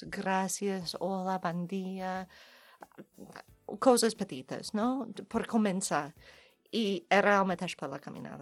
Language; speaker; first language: Catalan; non-native, learner; English